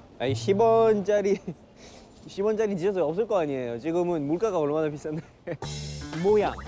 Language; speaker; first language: Korean; non-native, fluent; French